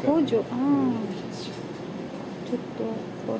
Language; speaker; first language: Japanese; non-native, learner; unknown